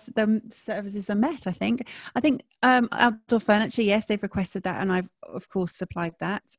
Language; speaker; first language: English; native; English